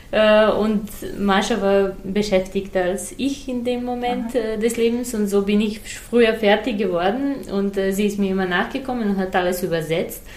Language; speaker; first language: German; non-native, fluent; Serbian